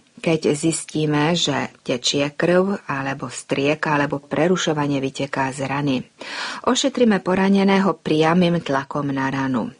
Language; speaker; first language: Slovak; early bilingual, heritage; Slovak